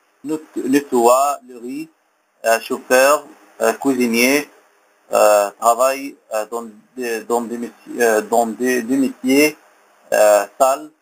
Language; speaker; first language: French; non-native, learner; Arabic